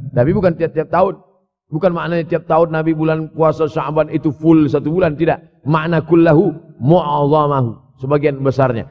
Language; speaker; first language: Malay; native; Malay